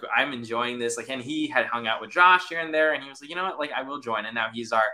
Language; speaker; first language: English; native; English